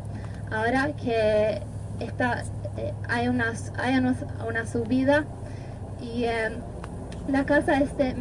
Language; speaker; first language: Spanish; non-native, fluent; Norwegian